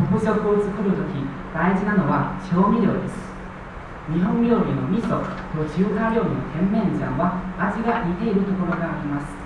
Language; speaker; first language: Japanese; non-native, fluent; Chinese